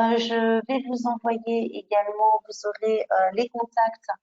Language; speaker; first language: French; native; French